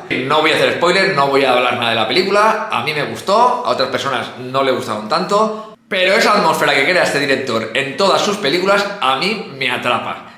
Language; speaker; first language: Spanish; native; Spanish